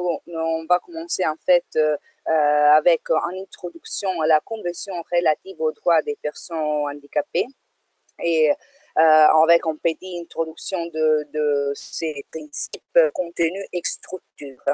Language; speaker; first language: French; non-native, fluent; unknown